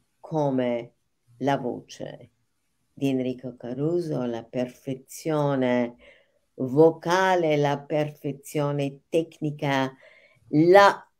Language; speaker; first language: Italian; non-native, fluent; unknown